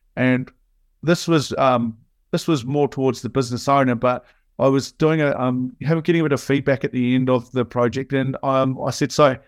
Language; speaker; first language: English; native; English